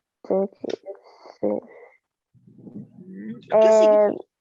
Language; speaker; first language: Portuguese; non-native, fluent; German